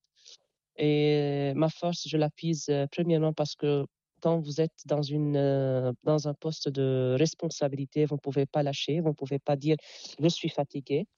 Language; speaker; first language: French; non-native, local second language; Arabic